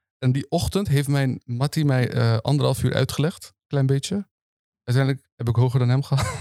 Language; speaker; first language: Dutch; early bilingual, other home language; Turkish